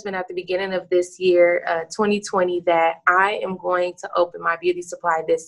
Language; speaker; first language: English; native; English